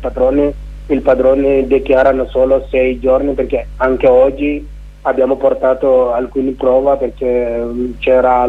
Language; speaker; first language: Italian; non-native, learner; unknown